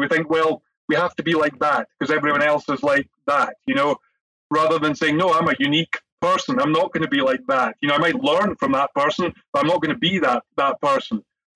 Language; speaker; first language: English; native; English